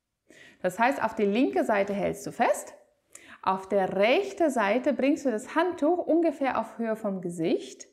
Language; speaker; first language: German; native; German